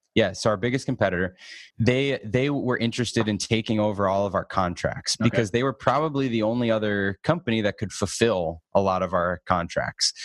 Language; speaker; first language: English; native; English